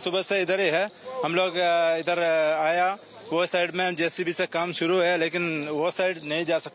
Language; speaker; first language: Hindi; non-native, local second language; Malayalam